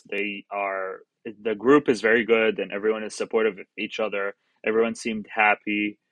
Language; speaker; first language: English; non-native, fluent; Arabic